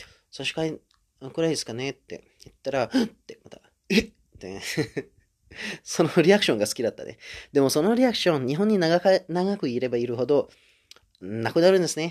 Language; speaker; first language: Japanese; non-native, fluent; Indonesian